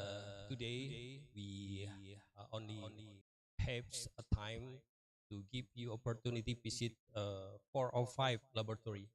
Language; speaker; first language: English; non-native, learner; Indonesian